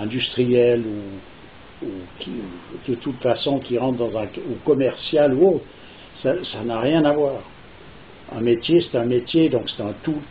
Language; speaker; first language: French; native; French